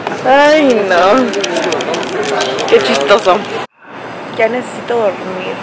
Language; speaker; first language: Spanish; early bilingual, heritage; Spanish